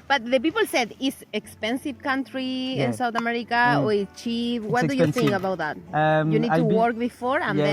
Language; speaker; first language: English; non-native, learner; Spanish